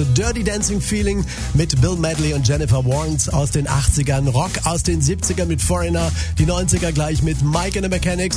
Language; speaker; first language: German; native; German